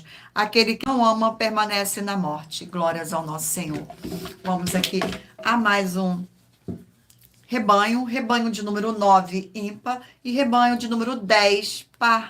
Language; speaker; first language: Portuguese; native; Portuguese